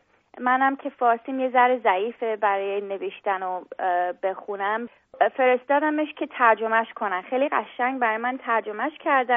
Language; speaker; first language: Persian; early bilingual, heritage; English